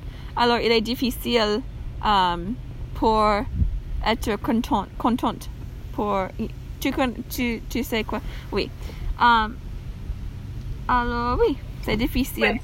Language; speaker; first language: French; non-native, learner; English